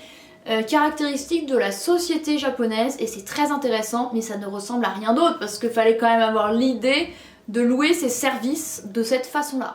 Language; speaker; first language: French; native; French